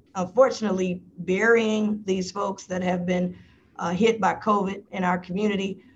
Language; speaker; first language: English; native; English